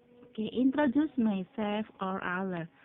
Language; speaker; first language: English; non-native, fluent; Indonesian